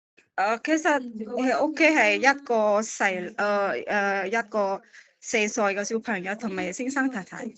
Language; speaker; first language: Cantonese; non-native, fluent; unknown